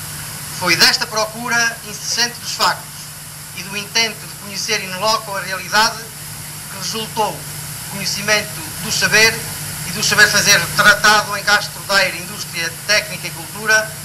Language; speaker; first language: Portuguese; native; Portuguese